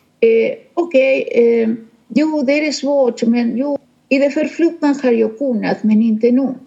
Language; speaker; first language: Swedish; non-native, fluent; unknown